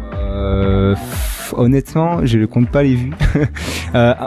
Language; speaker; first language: French; native; French